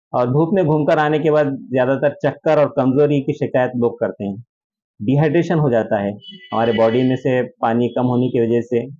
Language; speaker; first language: Hindi; non-native, local second language; Urdu